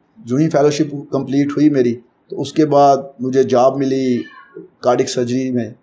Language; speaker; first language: Urdu; non-native, local second language; Punjabi